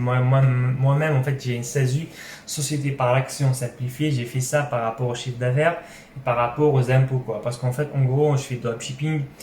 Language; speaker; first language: French; non-native, local second language; Arabic